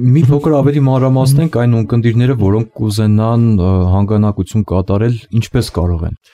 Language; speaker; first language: Armenian; native; Armenian